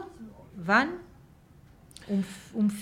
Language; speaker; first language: German; non-native, learner; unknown